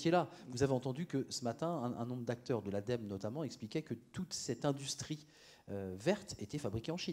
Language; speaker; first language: French; native; French